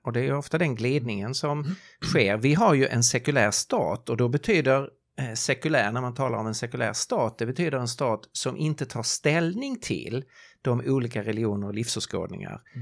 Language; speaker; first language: Swedish; native; Swedish